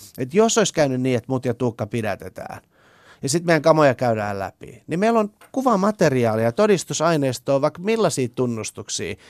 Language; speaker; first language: Finnish; early bilingual, other home language; Persian